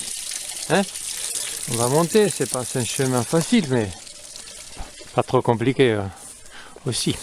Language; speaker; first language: French; non-native, fluent; Spanish